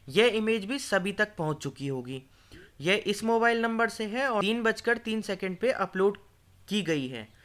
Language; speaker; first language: Hindi; native; Hindi